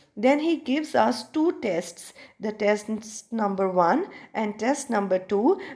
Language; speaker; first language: English; non-native, local second language; Punjabi